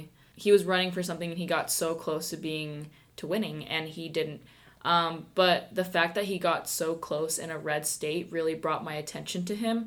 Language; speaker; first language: English; early bilingual, other home language; Spanish